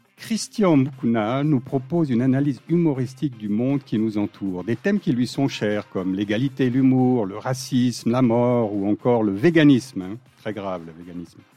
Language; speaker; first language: French; native; French